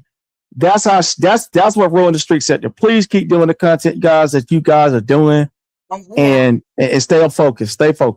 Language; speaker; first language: English; native; English